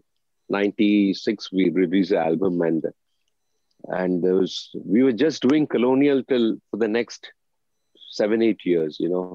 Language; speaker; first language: English; non-native, local second language; Tamil